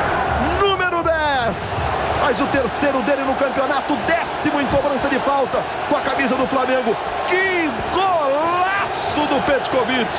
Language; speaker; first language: Portuguese; native; Portuguese